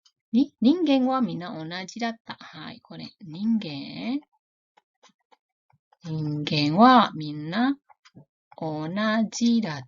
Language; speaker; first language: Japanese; non-native, fluent; Indonesian